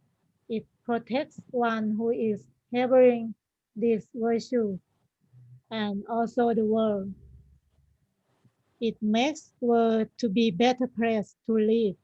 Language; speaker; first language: English; non-native, learner; Thai